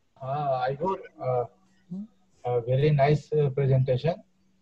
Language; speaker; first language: English; non-native, learner; Russian